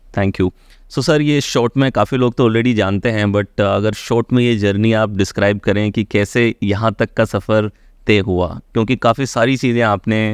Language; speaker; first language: Hindi; native; Hindi